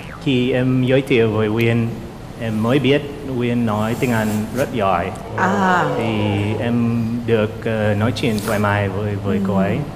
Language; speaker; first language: Vietnamese; non-native, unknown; English